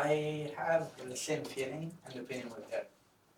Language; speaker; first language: English; non-native, fluent; Arabic